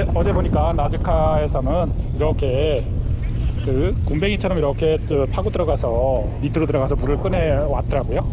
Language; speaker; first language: Korean; native; Korean